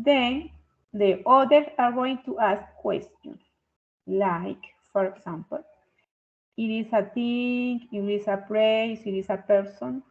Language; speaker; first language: English; non-native, fluent; Spanish